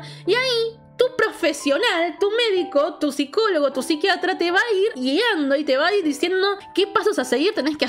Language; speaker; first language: Spanish; native; Spanish